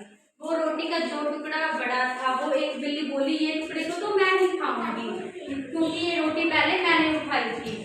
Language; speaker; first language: Hindi; native; Hindi